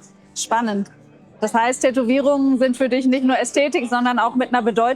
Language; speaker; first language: German; native; German